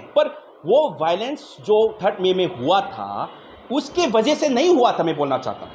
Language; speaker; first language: Hindi; non-native, local second language; Manipuri